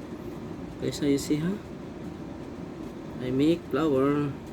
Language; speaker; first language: English; non-native, learner; Filipino